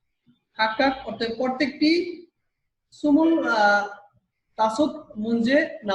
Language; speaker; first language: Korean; non-native, fluent; Bangla